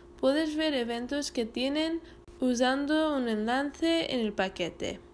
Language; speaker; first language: Spanish; non-native, learner; English